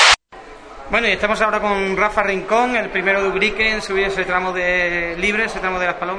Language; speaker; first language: Spanish; native; Spanish